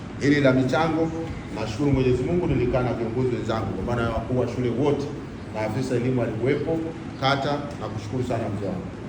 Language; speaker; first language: Swahili; native; Swahili